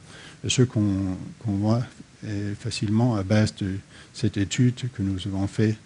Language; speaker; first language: French; non-native, fluent; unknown